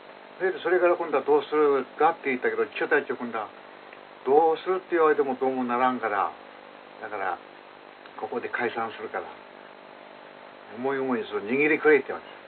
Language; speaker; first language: Japanese; native; Japanese